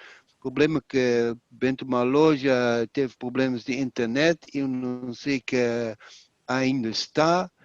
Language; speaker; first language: Portuguese; non-native, fluent; Dutch